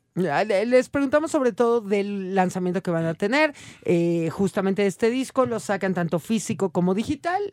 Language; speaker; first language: Spanish; native; Spanish